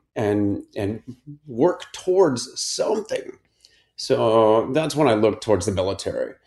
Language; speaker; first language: English; native; English